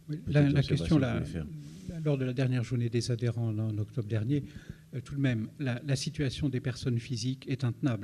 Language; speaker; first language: French; native; French